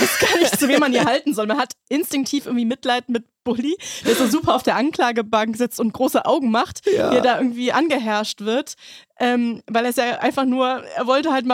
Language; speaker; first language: German; native; German